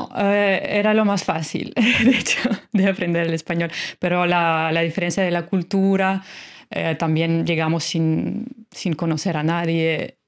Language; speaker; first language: Spanish; non-native, fluent; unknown